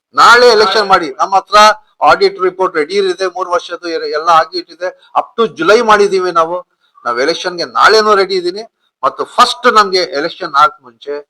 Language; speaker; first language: Kannada; non-native, local second language; Urdu